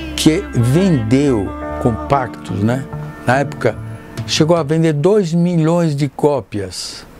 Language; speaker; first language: Portuguese; non-native, fluent; Italian